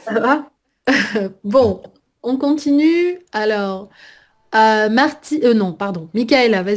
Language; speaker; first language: French; native; French